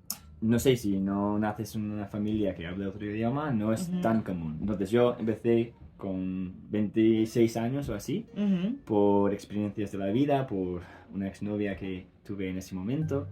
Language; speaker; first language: Spanish; non-native, fluent; English